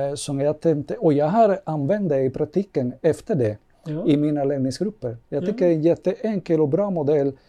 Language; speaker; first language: Swedish; non-native, fluent; Spanish